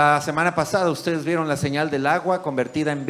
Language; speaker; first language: Spanish; native; Spanish